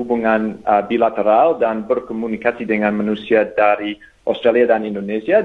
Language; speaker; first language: Indonesian; non-native, fluent; English